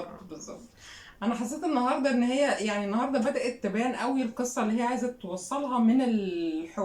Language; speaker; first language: Arabic; native; Arabic